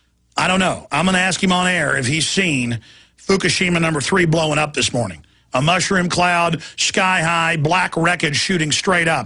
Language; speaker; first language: English; native; English